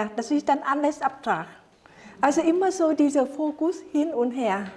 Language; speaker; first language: German; non-native, fluent; Vietnamese